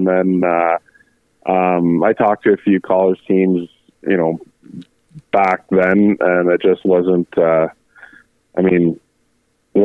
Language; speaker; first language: English; native; English